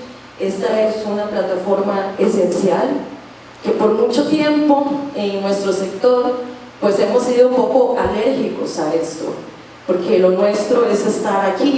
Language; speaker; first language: Spanish; native; Spanish